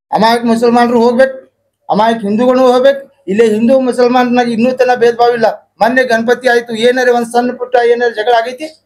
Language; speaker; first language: Kannada; non-native, local second language; Urdu